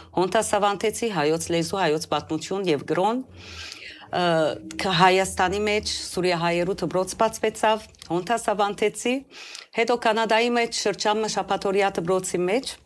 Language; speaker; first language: Armenian; early bilingual, heritage; Armenian